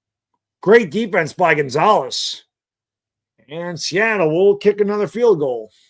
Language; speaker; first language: English; native; English